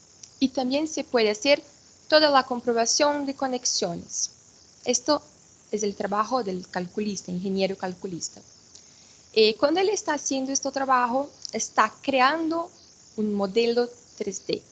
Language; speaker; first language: Spanish; non-native, fluent; Portuguese